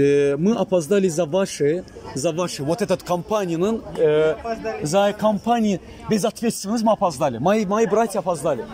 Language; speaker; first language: Russian; non-native, learner; Azerbaijani